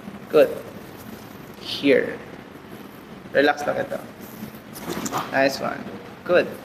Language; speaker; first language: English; non-native, local second language; Filipino